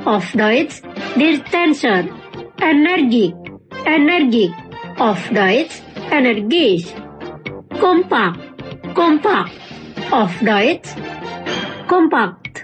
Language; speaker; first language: German; non-native, fluent; Indonesian